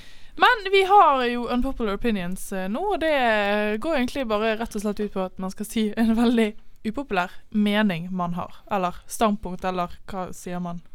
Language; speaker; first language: Norwegian; native; Norwegian